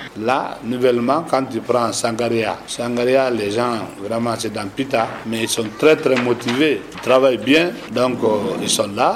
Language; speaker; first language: French; non-native, local second language; Susu